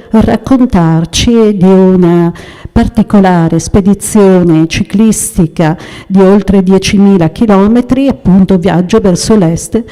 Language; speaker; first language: Italian; native; Italian